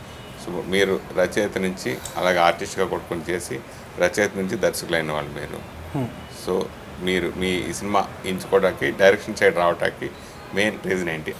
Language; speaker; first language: Telugu; native; Telugu